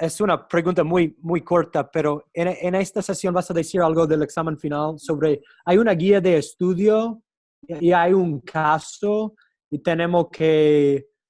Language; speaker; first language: Spanish; non-native, learner; English